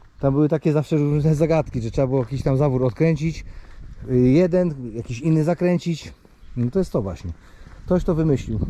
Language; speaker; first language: Polish; native; Polish